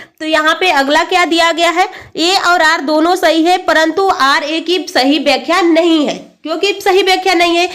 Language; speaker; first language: Hindi; native; Hindi